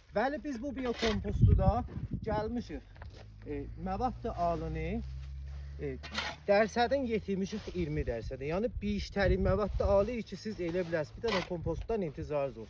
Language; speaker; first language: Azerbaijani; native; Azerbaijani